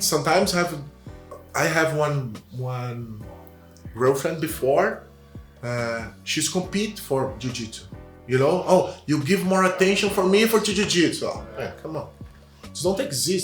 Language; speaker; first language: English; non-native, learner; Portuguese